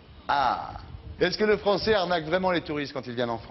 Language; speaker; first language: French; native; French